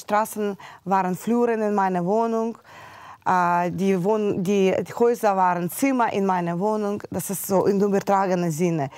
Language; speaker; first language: German; non-native, fluent; Russian